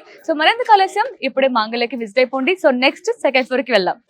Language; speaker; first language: Telugu; native; Telugu